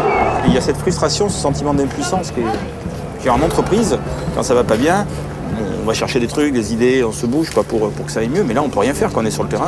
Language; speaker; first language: French; native; French